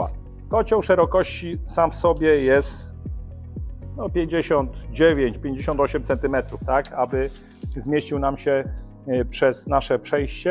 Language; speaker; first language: Polish; native; Polish